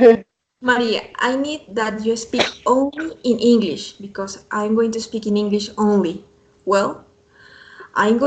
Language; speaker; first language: English; non-native, fluent; Spanish